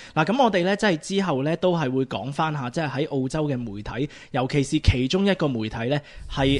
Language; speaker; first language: Cantonese; early bilingual, heritage; Cantonese